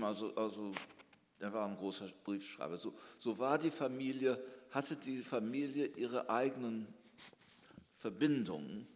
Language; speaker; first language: German; early bilingual, heritage; German